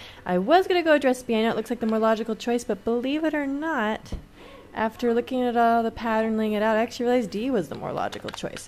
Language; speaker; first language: English; native; English